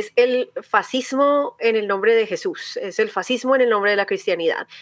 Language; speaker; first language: Spanish; native; Spanish